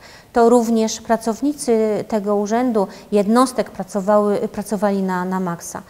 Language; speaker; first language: Polish; native; Polish